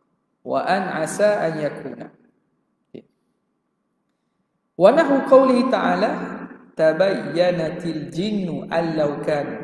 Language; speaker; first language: Arabic; non-native, fluent; Malay